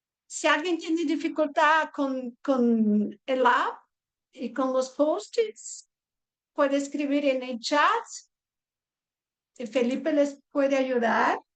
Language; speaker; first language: Spanish; non-native, fluent; Portuguese